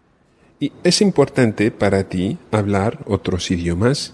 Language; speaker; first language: Spanish; non-native, fluent; English